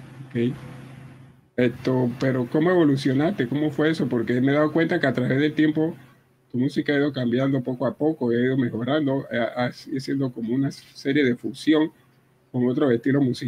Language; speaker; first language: Spanish; native; Spanish